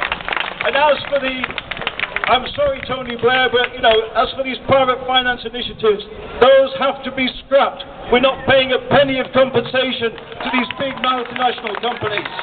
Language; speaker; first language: English; native; English